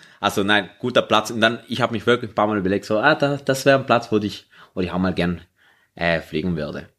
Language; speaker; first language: German; native; German